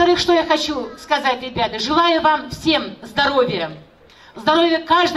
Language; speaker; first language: Russian; non-native, local second language; Kazakh